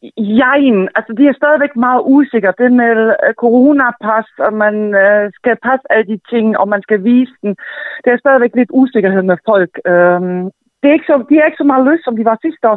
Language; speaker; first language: Danish; non-native, fluent; German